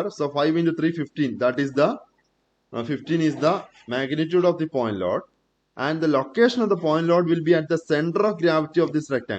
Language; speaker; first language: English; non-native, local second language; Malayalam